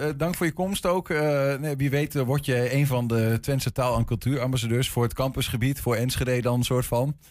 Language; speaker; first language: Dutch; native; Dutch